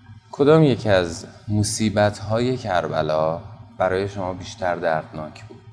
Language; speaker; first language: Persian; native; Persian